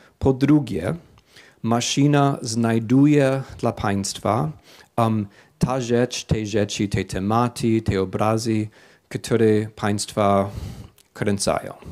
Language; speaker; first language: Polish; non-native, fluent; English